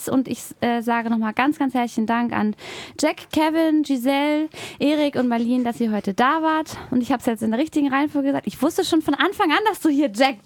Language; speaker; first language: German; native; German